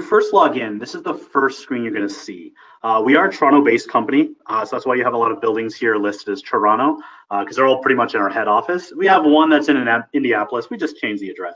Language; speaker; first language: English; native; English